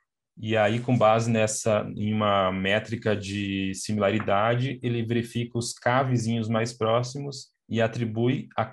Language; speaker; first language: Portuguese; native; Portuguese